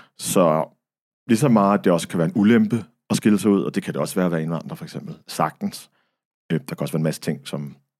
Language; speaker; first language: Danish; early bilingual, other home language; Arabic